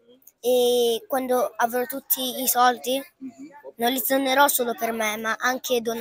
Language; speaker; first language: Italian; early bilingual, other home language; Fula